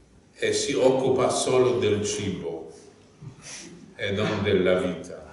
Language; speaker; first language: Italian; non-native, fluent; Polish